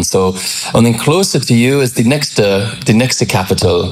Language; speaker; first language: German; non-native, learner; English